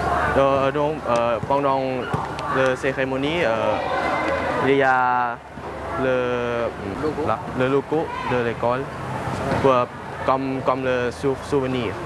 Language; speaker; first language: French; non-native, learner; Thai